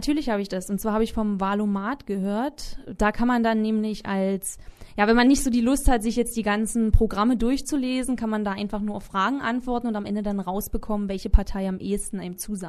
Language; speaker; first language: German; native; German